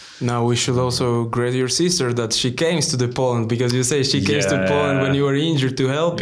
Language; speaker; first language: English; non-native, learner; Polish